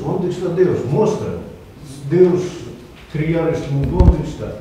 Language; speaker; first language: Portuguese; non-native, learner; Russian